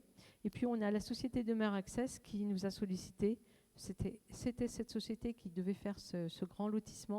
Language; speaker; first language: French; native; French